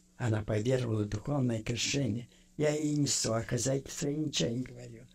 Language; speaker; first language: Russian; native; Russian